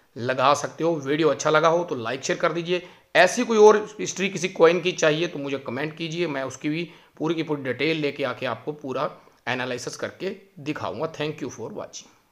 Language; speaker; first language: Hindi; native; Hindi